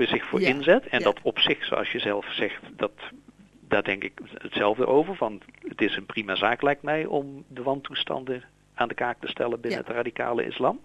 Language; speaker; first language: Dutch; native; Dutch